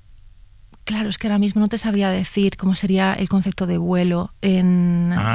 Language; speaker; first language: Spanish; native; Spanish